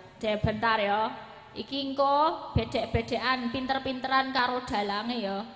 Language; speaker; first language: Javanese; native; Javanese